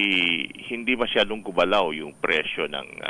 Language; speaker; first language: Filipino; native; Filipino